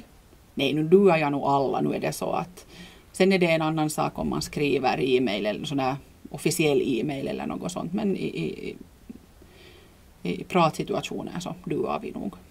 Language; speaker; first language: Swedish; non-native, local second language; Finnish